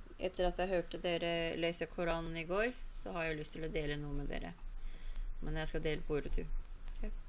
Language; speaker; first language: Norwegian; early bilingual, other home language; Urdu